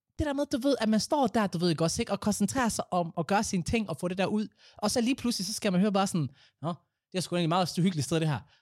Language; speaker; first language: Danish; early bilingual, other home language; Somali